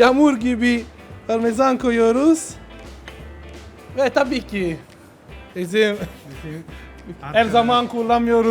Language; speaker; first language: Turkish; non-native, learner; Italian